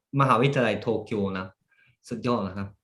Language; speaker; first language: Thai; early bilingual, heritage; Japanese